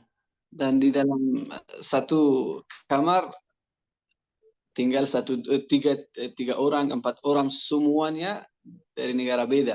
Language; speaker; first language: Indonesian; non-native, learner; Persian